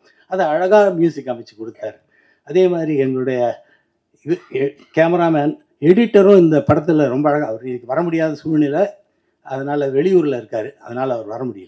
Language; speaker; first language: Tamil; native; Tamil